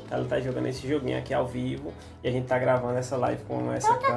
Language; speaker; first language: Portuguese; native; Portuguese